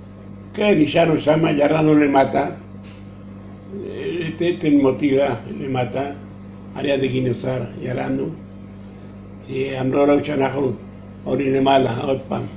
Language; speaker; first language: Hebrew; non-native, learner; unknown